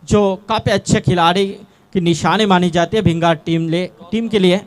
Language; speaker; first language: Hindi; non-native, local second language; Marathi